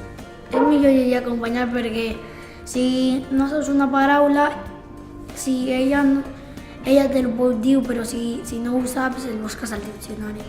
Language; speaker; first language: Catalan; non-native, local second language; Spanish